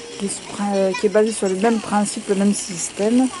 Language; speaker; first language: French; native; French